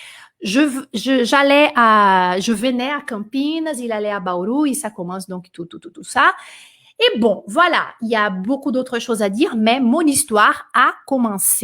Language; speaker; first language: French; non-native, fluent; Portuguese